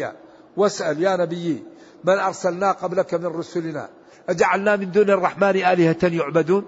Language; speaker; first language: Arabic; native; Arabic